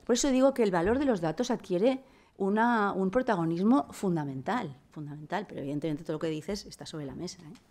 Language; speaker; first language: Spanish; non-native, local second language; Catalan